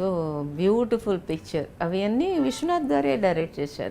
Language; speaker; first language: Telugu; non-native, local second language; Tamil